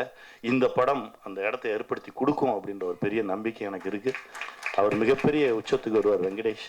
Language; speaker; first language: Tamil; native; Tamil